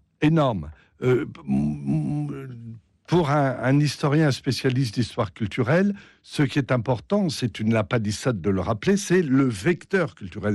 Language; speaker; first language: French; native; French